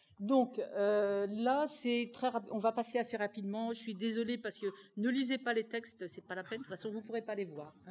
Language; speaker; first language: French; native; French